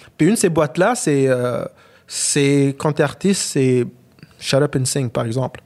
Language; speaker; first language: French; non-native, local second language; Kinyarwanda